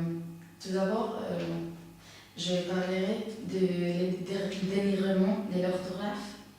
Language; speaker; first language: French; non-native, fluent; Spanish